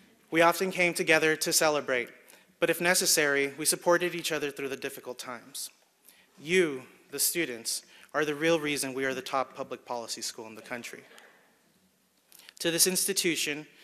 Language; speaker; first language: English; early bilingual, other home language; Spanish